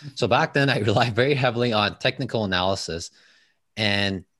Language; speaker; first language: English; non-native, fluent; Chinese